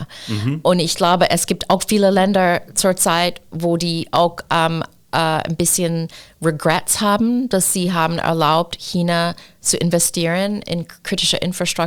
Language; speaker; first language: German; non-native, fluent; English